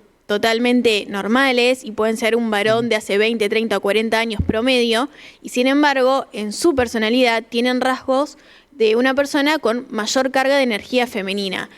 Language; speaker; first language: Spanish; native; Spanish